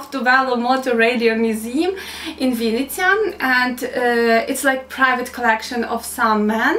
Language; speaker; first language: English; non-native, learner; Ukrainian